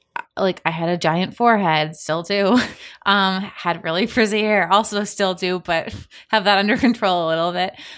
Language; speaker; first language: English; native; English